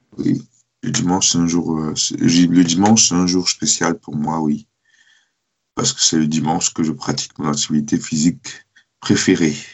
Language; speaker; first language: French; non-native, fluent; German